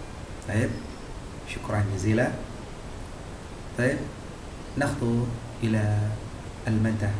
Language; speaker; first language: Arabic; non-native, fluent; Indonesian